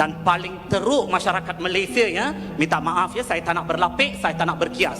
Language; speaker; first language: Malay; native; Malay